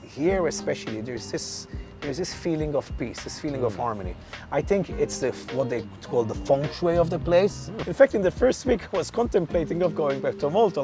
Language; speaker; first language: English; non-native, local second language; Maltese